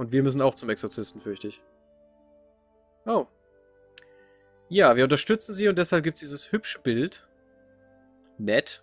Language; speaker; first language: German; native; German